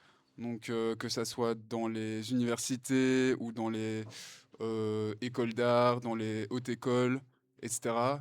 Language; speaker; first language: French; native; French